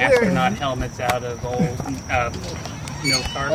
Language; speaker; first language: English; native; English